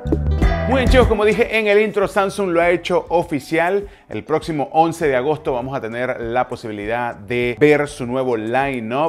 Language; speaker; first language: Spanish; native; Spanish